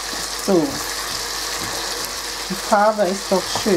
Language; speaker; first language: German; non-native, fluent; Akan